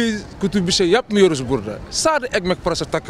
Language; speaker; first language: Turkish; non-native, learner; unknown